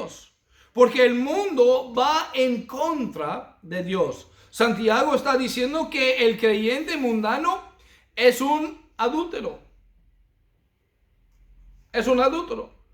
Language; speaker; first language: Spanish; non-native, fluent; English